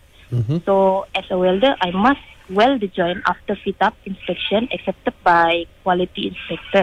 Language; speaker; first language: English; non-native, local second language; Malay